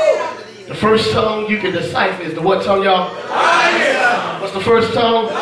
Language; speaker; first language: English; native; English